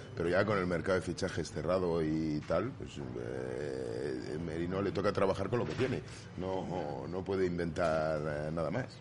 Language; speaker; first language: Spanish; native; Spanish